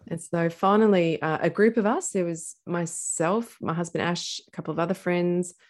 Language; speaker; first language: English; native; English